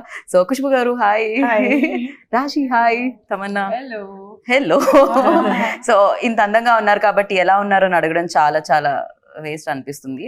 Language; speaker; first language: Telugu; native; Telugu